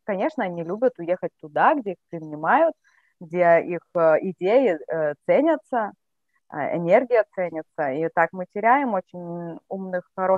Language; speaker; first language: Russian; native; Russian